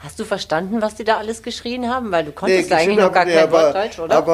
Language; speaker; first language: German; native; German